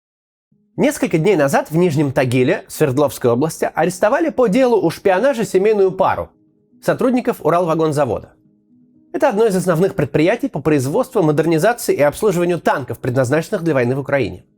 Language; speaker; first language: Russian; native; Russian